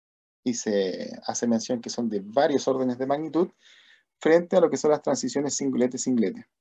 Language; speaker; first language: Spanish; native; Spanish